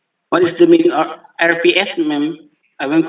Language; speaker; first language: English; non-native, learner; Indonesian